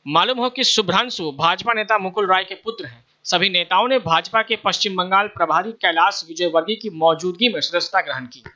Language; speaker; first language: Hindi; native; Hindi